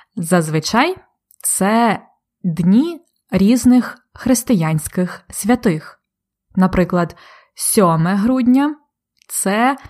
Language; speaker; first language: Ukrainian; native; Ukrainian